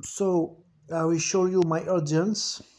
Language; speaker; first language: English; non-native, fluent; French